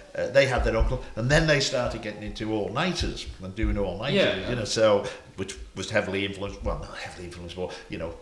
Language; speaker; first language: English; native; English